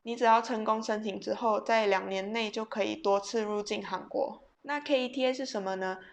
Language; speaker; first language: Chinese; native; Chinese